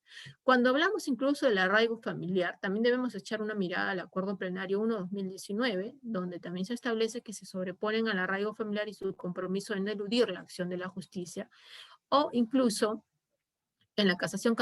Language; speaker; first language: Spanish; native; Spanish